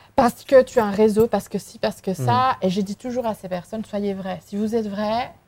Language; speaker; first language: French; non-native, fluent; Spanish